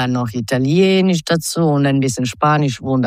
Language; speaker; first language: German; non-native, fluent; Croatian